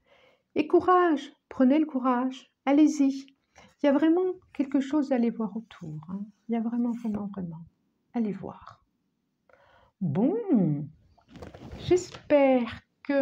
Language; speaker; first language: French; native; French